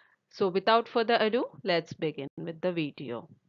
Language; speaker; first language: English; non-native, local second language; Telugu